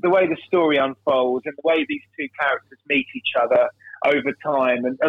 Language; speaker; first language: English; native; English